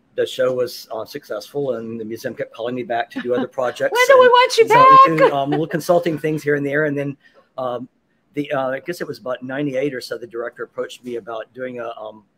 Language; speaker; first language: English; native; English